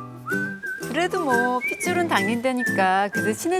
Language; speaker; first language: Korean; native; Korean